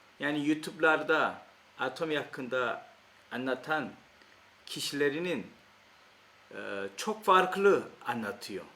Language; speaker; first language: Turkish; non-native, fluent; Korean